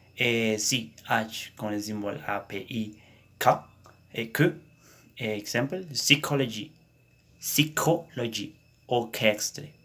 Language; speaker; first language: French; non-native, learner; Spanish